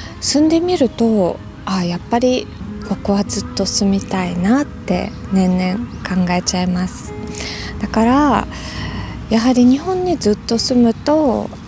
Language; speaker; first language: Japanese; non-native, fluent; Russian